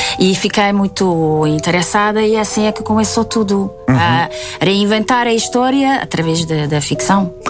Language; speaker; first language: Portuguese; non-native, fluent; Hungarian